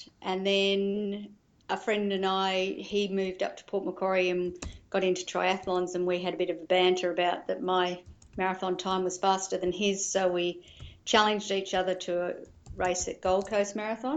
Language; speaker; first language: English; native; English